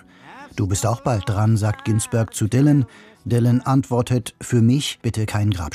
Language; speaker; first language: German; native; German